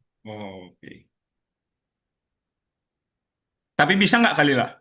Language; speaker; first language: Indonesian; native; Indonesian